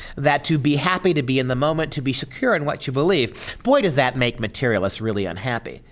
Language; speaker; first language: English; native; English